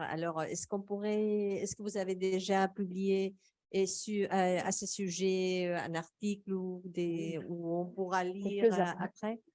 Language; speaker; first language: French; non-native, fluent; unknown